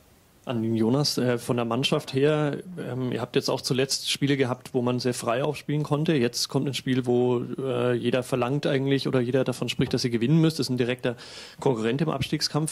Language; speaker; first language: German; native; German